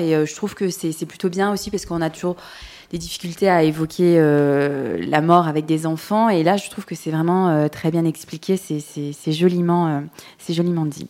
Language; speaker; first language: French; native; French